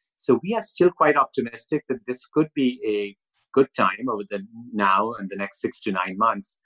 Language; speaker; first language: English; non-native, local second language; Urdu